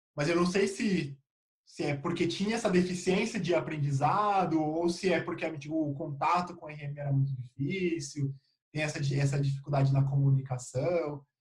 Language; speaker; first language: Portuguese; native; Portuguese